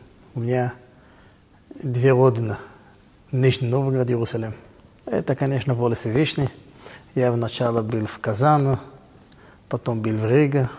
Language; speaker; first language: Russian; non-native, fluent; Hebrew